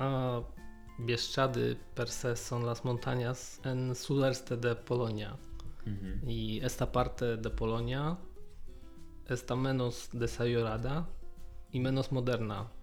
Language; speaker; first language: Spanish; non-native, learner; Polish